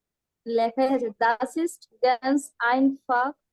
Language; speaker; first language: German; non-native, learner; Bangla